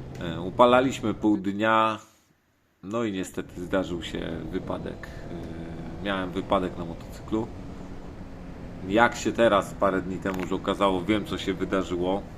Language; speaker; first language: Polish; native; Polish